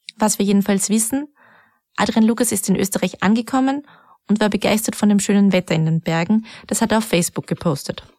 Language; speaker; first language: German; native; German